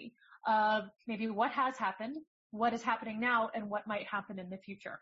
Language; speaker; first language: English; native; English